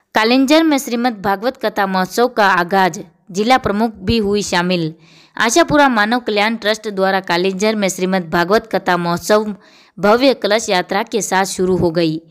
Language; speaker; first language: Hindi; native; Hindi